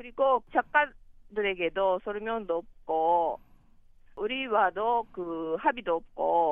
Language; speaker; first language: Korean; non-native, learner; Japanese